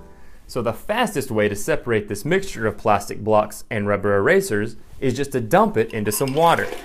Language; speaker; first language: English; native; English